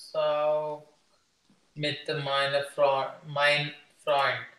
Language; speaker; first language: German; non-native, learner; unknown